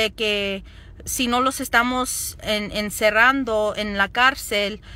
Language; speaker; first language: Spanish; early bilingual, other home language; English